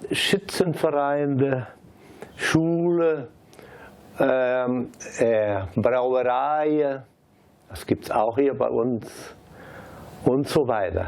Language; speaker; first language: German; early bilingual, heritage; German